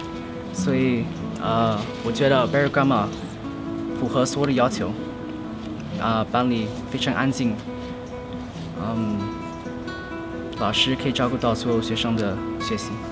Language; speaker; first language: Chinese; early bilingual, other home language; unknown